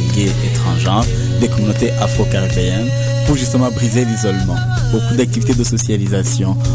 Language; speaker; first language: French; non-native, local second language; Kinyarwanda